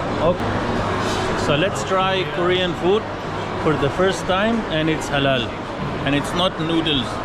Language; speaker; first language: English; non-native, fluent; Pashto